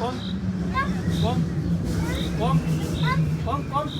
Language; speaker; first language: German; non-native, learner; Punjabi